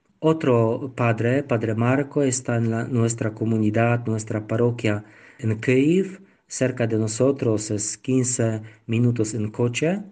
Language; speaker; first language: Spanish; non-native, learner; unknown